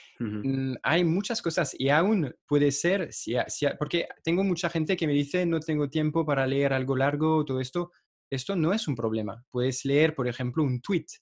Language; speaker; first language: Spanish; non-native, fluent; French